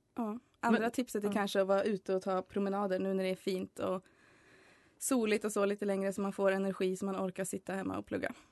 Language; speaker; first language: Swedish; native; Swedish